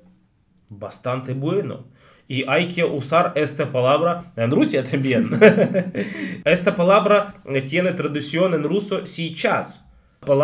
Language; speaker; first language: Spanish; non-native, fluent; Russian